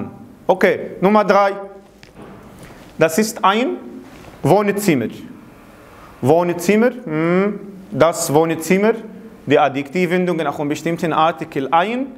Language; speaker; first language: German; non-native, fluent; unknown